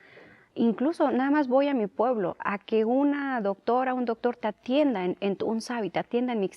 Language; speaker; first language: Spanish; non-native, local second language; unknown